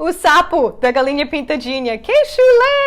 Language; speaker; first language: Portuguese; non-native, fluent; English